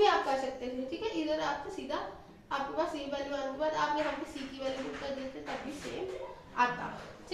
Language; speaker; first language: Hindi; native; Hindi